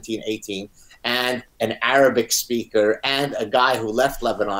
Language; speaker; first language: English; non-native, fluent; Arabic